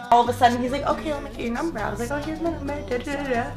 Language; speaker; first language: English; native; English